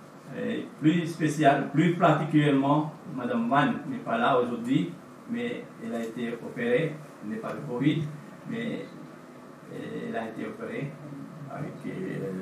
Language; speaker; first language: French; non-native, fluent; Sinhala